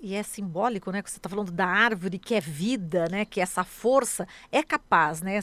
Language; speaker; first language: Portuguese; native; Portuguese